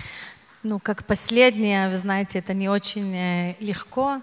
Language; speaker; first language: Russian; non-native, fluent; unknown